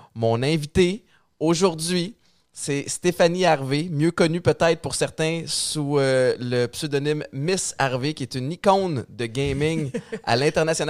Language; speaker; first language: French; native; French